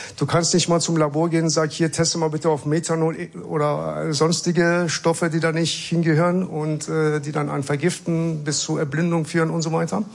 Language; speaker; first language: German; early bilingual, other home language; Persian